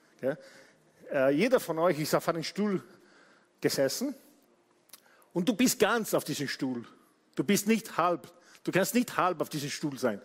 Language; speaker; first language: German; non-native, fluent; Italian